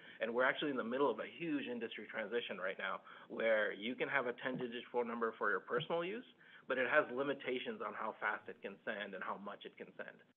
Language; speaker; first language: English; early bilingual, other home language; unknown